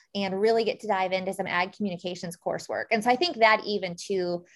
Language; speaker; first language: English; native; English